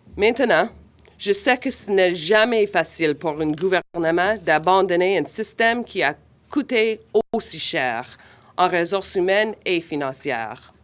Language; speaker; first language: French; non-native, local second language; English